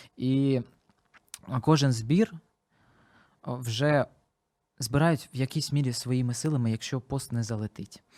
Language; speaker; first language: Ukrainian; non-native, local second language; Russian